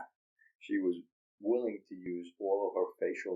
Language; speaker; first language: English; native; English